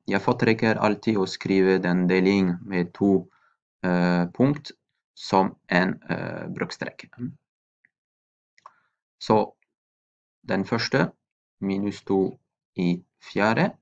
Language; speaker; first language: Norwegian; non-native, fluent; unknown